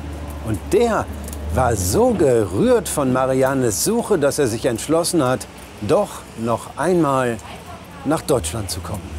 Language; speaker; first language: German; native; German